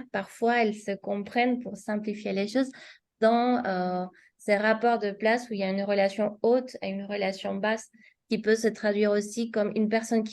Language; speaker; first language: French; non-native, fluent; Spanish